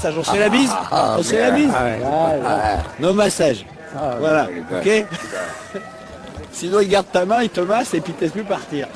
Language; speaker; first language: French; native; French